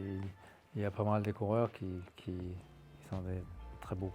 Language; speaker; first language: French; non-native, fluent; Danish